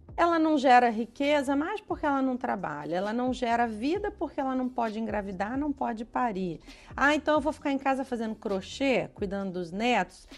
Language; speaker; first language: Portuguese; native; Portuguese